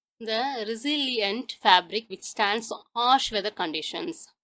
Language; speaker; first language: English; non-native, local second language; Tamil